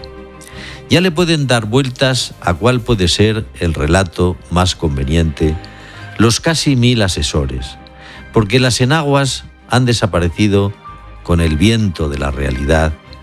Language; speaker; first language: Spanish; native; Spanish